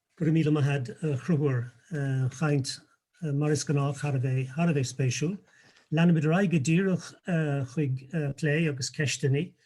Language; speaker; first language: Irish; native; Irish